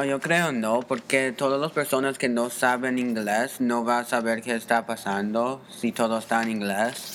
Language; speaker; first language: Spanish; non-native, learner; English